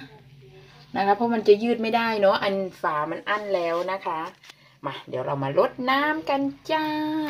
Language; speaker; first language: Thai; native; Thai